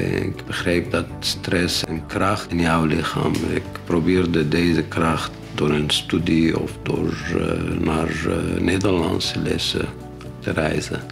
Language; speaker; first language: Dutch; non-native, learner; Arabic